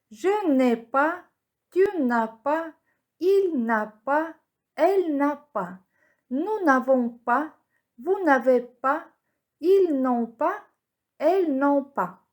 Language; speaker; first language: French; non-native, fluent; Ukrainian